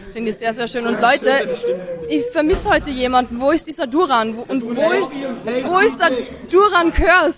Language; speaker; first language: German; native; German